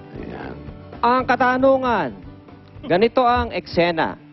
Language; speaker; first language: Filipino; native; Filipino